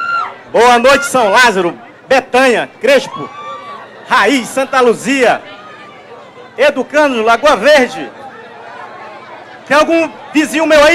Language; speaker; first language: Portuguese; native; Portuguese